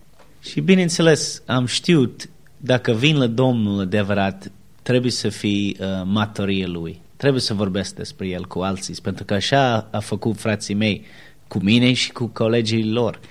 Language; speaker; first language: Romanian; non-native, learner; English